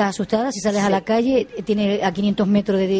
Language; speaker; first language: Spanish; native; Spanish